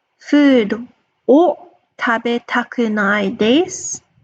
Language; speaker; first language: Japanese; non-native, fluent; English